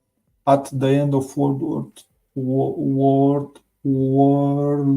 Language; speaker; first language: English; non-native, learner; Romanian